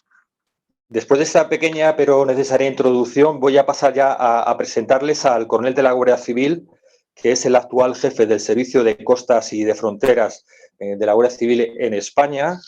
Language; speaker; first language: Spanish; native; Spanish